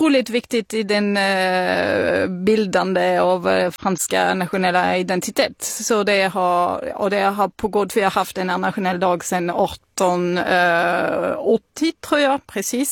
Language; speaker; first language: Swedish; non-native, fluent; French